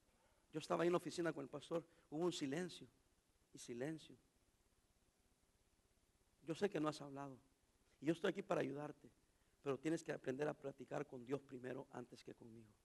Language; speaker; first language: Spanish; native; Spanish